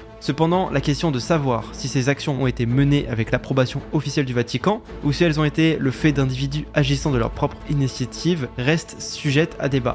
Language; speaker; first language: French; native; French